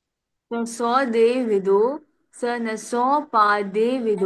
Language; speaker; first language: French; non-native, learner; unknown